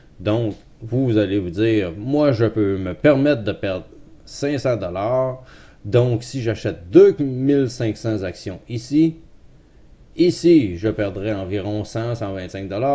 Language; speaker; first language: French; native; French